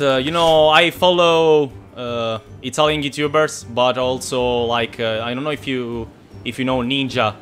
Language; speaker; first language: English; non-native, fluent; Italian